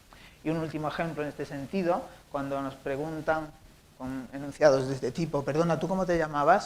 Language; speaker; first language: Spanish; native; Spanish